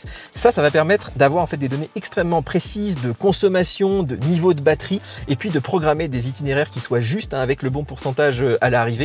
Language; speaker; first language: French; native; French